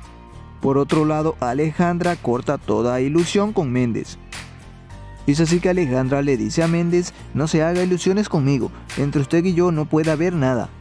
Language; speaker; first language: Spanish; native; Spanish